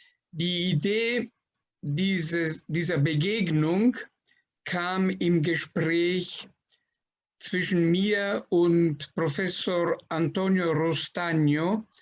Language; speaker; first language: German; non-native, fluent; Italian